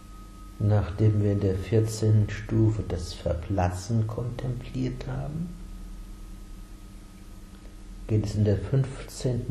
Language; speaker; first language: German; native; German